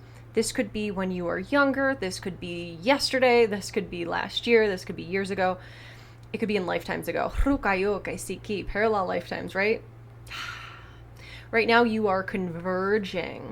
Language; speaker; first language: English; native; English